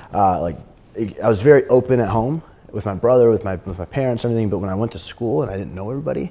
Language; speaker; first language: English; native; English